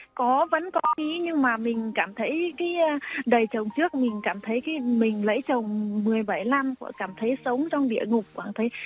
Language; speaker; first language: Vietnamese; non-native, local second language; Iu Mien